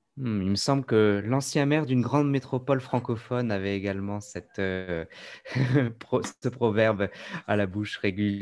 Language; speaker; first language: French; native; French